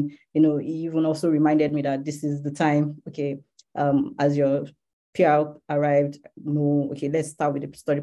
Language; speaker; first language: English; non-native, local second language; Yoruba